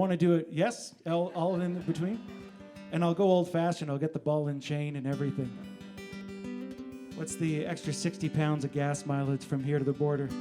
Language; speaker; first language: English; native; English